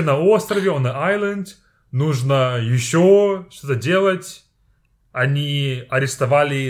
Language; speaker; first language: Russian; non-native, fluent; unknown